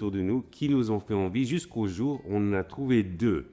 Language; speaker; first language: French; native; French